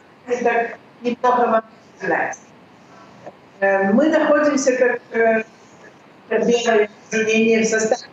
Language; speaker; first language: Russian; early bilingual, heritage; Russian